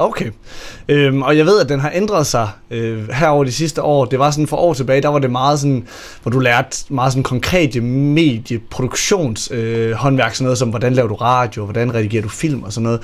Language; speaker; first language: Danish; native; Danish